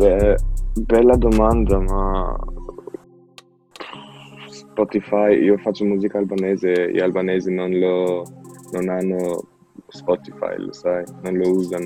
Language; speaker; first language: Italian; non-native, learner; Albanian